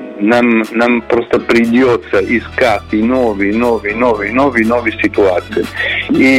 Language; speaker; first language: Russian; non-native, learner; Italian